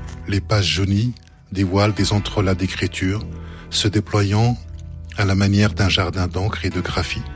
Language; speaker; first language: French; early bilingual, other home language; Arabic